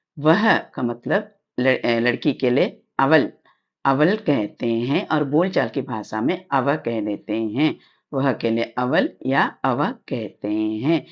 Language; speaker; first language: Hindi; non-native, local second language; Tamil